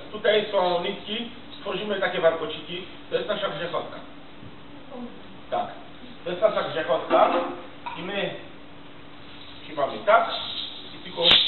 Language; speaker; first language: Polish; non-native, fluent; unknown